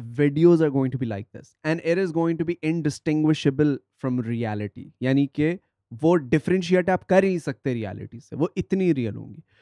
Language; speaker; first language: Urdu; native; Urdu